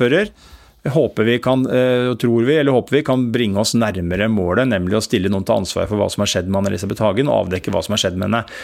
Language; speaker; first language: Norwegian; native; Norwegian